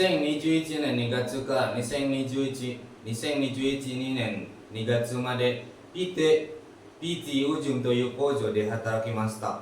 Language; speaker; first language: Japanese; non-native, learner; Indonesian